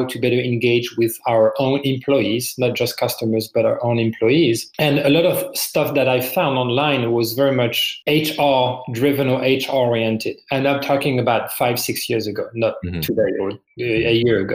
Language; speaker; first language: English; non-native, fluent; French